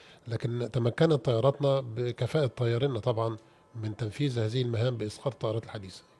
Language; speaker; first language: Arabic; native; Arabic